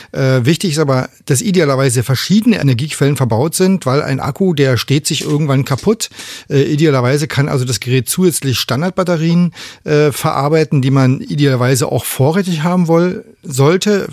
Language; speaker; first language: German; native; German